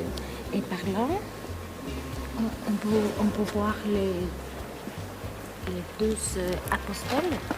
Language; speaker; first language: French; non-native, learner; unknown